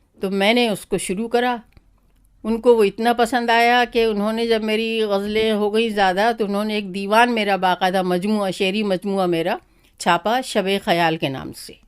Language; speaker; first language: Urdu; native; Urdu